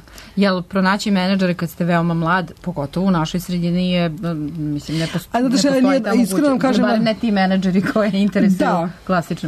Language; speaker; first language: Serbian; native; Serbian